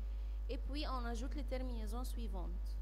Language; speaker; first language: French; non-native, fluent; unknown